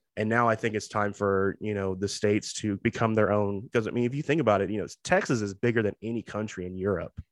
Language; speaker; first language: English; native; English